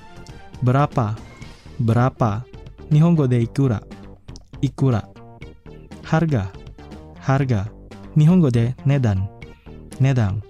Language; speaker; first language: Japanese; non-native, fluent; Indonesian